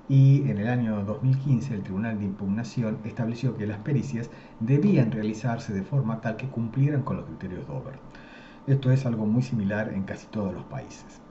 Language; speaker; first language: Spanish; native; Spanish